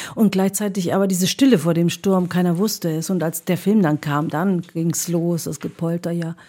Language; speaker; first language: German; early bilingual, other home language; Greek